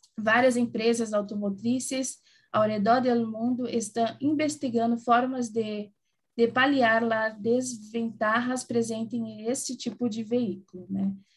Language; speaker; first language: Spanish; non-native, learner; Portuguese